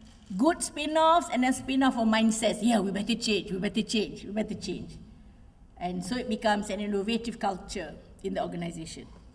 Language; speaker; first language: English; non-native, local second language; Malay